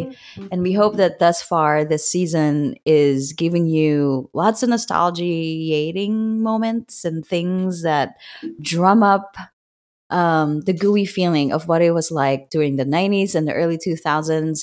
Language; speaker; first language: English; non-native, local second language; Filipino